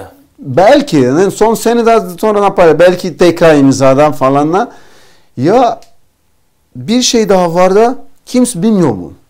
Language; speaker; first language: Turkish; non-native, learner; Portuguese